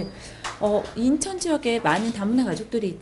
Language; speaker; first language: Korean; native; Korean